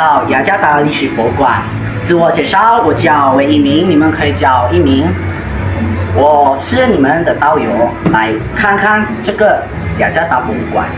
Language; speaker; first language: Chinese; non-native, learner; Indonesian